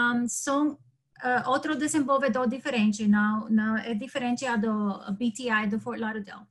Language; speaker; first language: Portuguese; non-native, learner; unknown